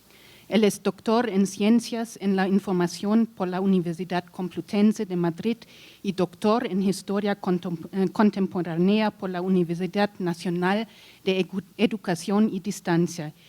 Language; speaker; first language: Spanish; non-native, learner; German